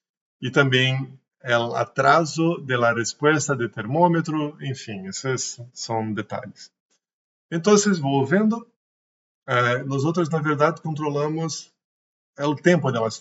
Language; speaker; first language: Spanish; non-native, learner; Portuguese